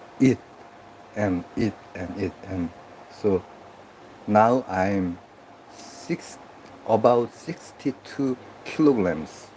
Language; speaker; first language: English; non-native, learner; Korean